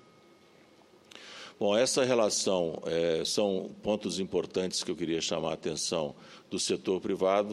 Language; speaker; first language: Portuguese; native; Portuguese